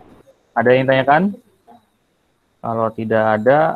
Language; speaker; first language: Indonesian; native; Indonesian